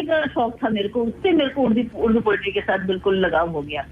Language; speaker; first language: Hindi; non-native, local second language; Tamil